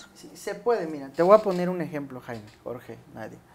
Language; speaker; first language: Spanish; native; Spanish